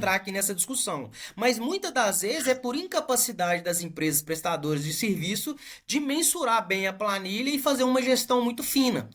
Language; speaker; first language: Portuguese; native; Portuguese